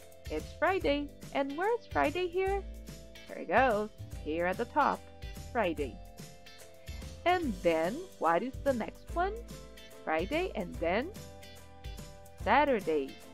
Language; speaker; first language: English; non-native, fluent; Portuguese